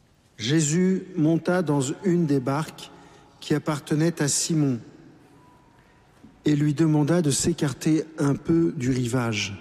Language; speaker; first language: French; native; French